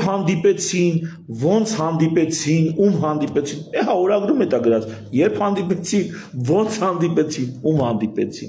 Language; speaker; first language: Armenian; native; Armenian